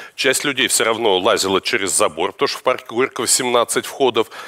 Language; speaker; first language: Russian; native; Russian